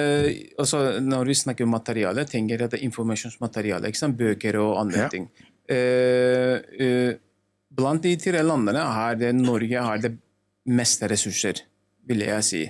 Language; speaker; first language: Norwegian; non-native, learner; Turkish